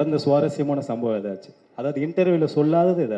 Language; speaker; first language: Tamil; native; Tamil